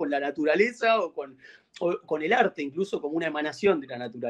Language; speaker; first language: Spanish; native; Spanish